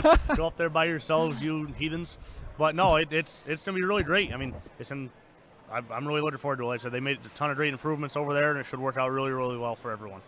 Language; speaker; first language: English; native; English